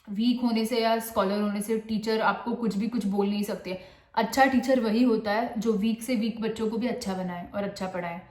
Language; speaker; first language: Hindi; non-native, local second language; Marathi